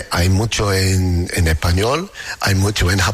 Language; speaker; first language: Spanish; non-native, learner; English